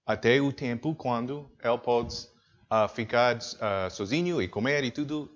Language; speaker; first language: Portuguese; non-native, learner; English